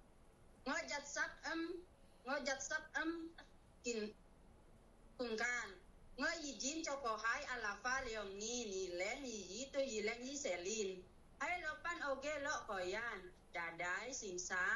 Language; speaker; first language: Cantonese; non-native, learner; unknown